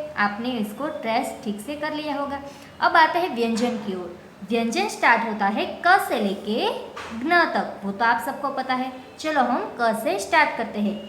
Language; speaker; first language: Hindi; non-native, local second language; Gujarati